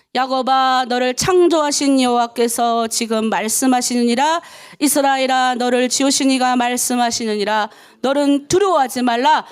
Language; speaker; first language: Korean; native; Korean